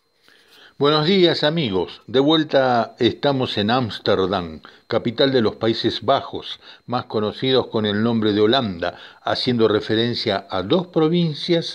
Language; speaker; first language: Spanish; native; Spanish